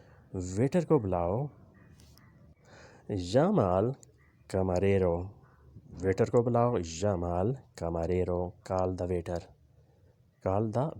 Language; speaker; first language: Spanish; non-native, learner; Urdu